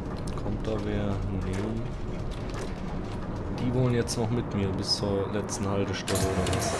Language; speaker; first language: German; native; German